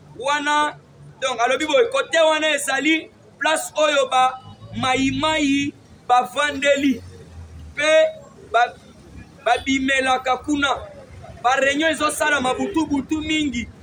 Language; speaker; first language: Lingala; non-native, local second language; Kituba (Democratic Republic of Congo)